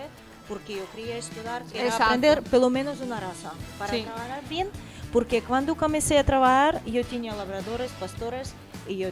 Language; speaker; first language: Spanish; non-native, learner; Portuguese